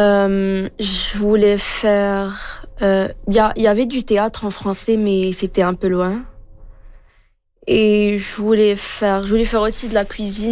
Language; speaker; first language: French; non-native, local second language; Arabic